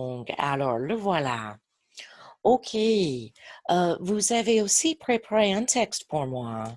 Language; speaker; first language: French; non-native, fluent; English